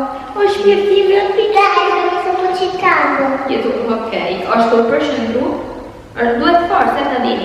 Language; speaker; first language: Albanian; early bilingual, heritage; Albanian